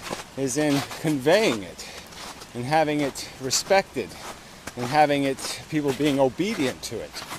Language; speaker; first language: English; native; English